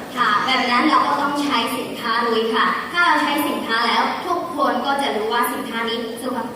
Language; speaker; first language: Thai; non-native, learner; Burmese